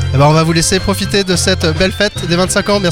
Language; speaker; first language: French; native; French